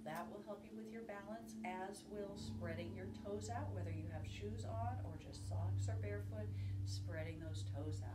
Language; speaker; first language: English; native; English